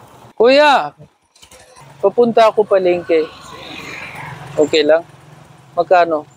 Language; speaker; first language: Filipino; non-native, learner; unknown